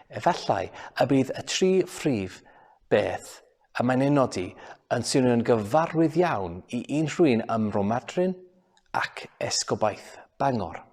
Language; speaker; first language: Welsh; non-native, local second language; English